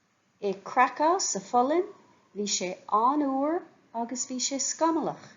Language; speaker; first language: Irish; non-native, fluent; English